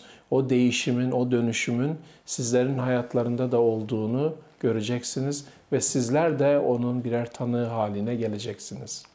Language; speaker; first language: Turkish; native; Turkish